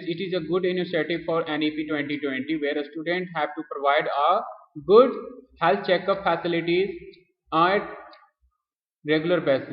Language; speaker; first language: English; non-native, local second language; Hindi